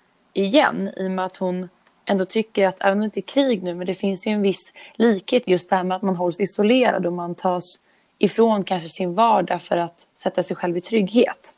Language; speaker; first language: Swedish; native; Swedish